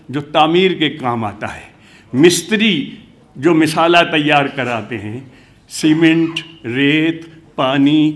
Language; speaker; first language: Urdu; non-native, local second language; Hindi